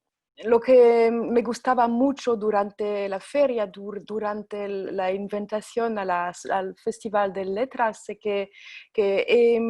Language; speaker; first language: Spanish; non-native, fluent; French